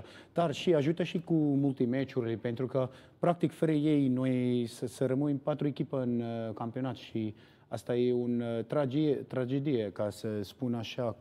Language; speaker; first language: Romanian; non-native, learner; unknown